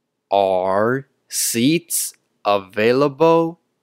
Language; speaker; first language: English; non-native, fluent; Chinese